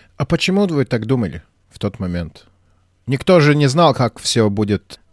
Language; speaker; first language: Russian; non-native, local second language; Latvian